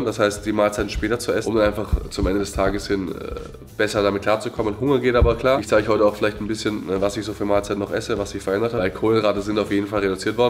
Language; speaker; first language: German; native; German